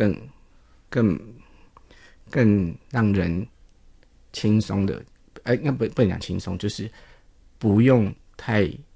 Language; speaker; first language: Chinese; non-native, local second language; Min Nan Chinese